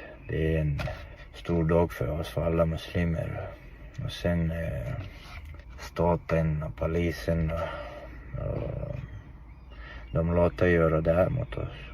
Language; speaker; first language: Swedish; non-native, fluent; Chechen